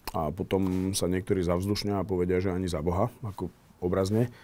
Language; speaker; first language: Slovak; native; Slovak